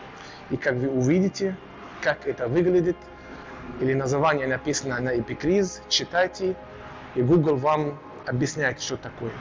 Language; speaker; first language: Russian; non-native, learner; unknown